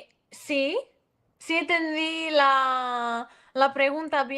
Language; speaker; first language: Spanish; non-native, fluent; Greek